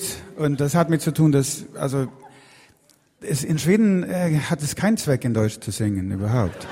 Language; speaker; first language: German; non-native, learner; Swedish